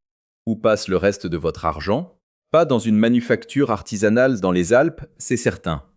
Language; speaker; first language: French; native; French